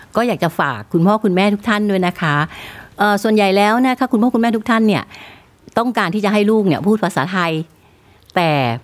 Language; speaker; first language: Thai; native; Thai